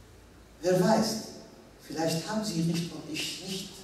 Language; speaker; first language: German; non-native, fluent; Arabic